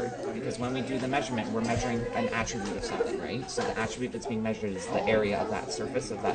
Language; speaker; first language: English; native; English